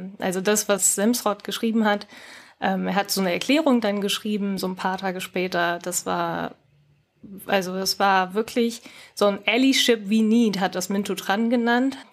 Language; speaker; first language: German; early bilingual, other home language; Japanese